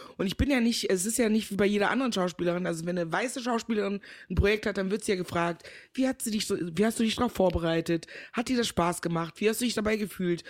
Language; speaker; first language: German; early bilingual, other home language; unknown